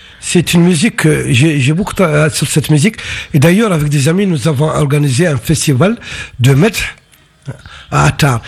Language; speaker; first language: French; non-native, local second language; Arabic